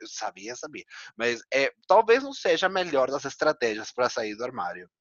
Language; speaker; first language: Portuguese; non-native, fluent; Spanish